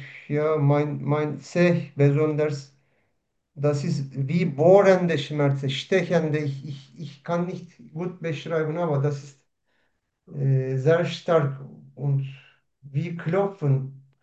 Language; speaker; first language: German; non-native, learner; Turkish